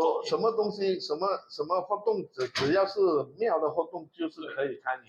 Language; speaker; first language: Chinese; non-native, local second language; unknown